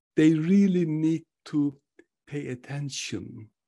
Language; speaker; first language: English; non-native, fluent; Turkish